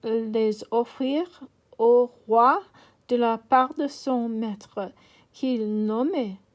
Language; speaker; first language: French; non-native, learner; English